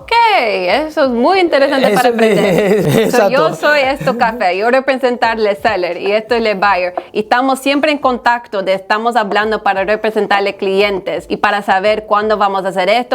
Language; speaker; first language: Spanish; early bilingual, heritage; Spanish